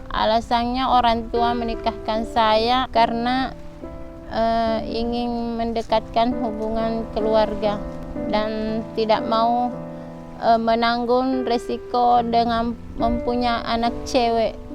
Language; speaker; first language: Indonesian; non-native, local second language; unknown